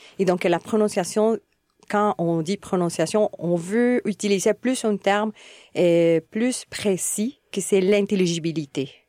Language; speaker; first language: French; non-native, fluent; Spanish